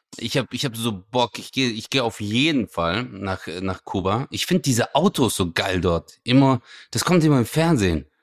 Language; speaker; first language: German; early bilingual, other home language; Turkish